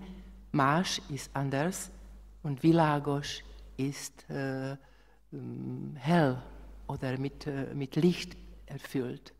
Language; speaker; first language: German; non-native, fluent; Slovak